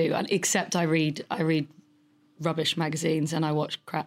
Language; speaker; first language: English; native; English